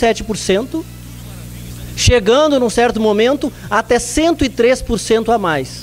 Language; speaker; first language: Portuguese; native; Portuguese